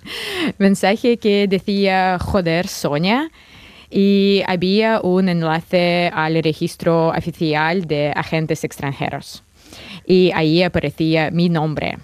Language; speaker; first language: Spanish; non-native, fluent; Russian